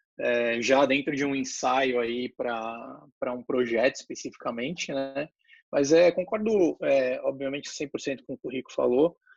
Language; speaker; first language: Portuguese; native; Portuguese